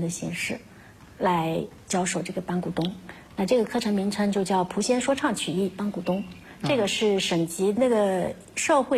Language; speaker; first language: Chinese; non-native, local second language; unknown